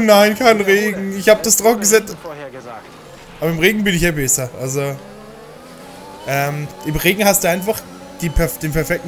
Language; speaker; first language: German; native; German